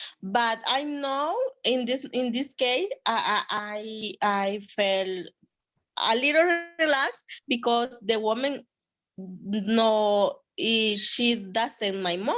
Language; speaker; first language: English; non-native, learner; Spanish